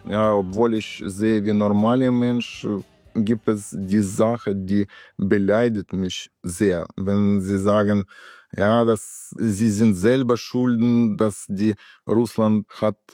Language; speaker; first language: German; non-native, learner; Russian